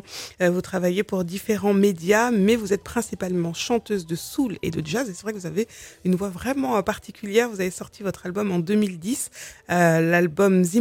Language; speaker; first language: French; native; French